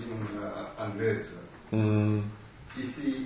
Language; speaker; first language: French; non-native, learner; Japanese